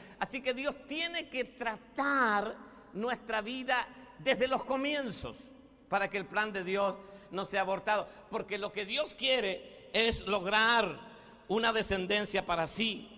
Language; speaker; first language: Spanish; native; Spanish